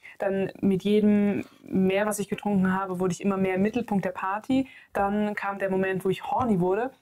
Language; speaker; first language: German; native; German